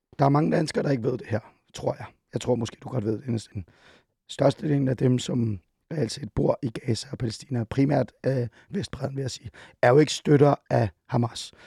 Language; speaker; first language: Danish; early bilingual, other home language; Persian